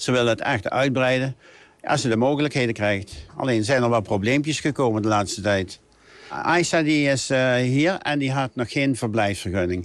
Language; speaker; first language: Dutch; native; Dutch